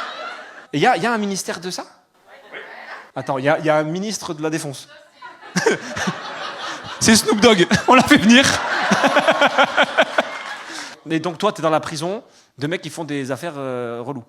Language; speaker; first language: French; native; French